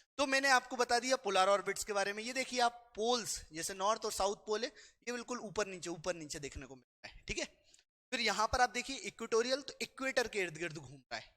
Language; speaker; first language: Hindi; native; Hindi